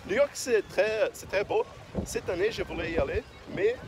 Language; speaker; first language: French; non-native, fluent; Portuguese